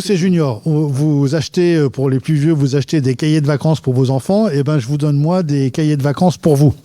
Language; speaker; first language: French; native; French